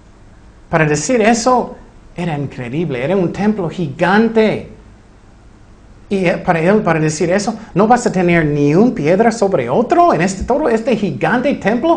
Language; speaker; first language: Spanish; non-native, fluent; English